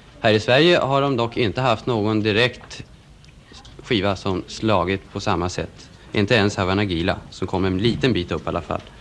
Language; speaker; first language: Swedish; native; Swedish